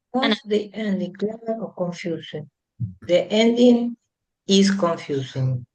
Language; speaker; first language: English; non-native, learner; Spanish